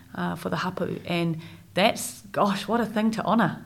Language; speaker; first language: English; native; English